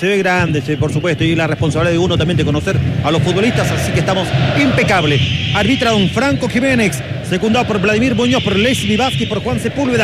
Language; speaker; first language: Spanish; native; Spanish